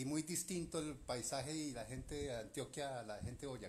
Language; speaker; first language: Spanish; native; Spanish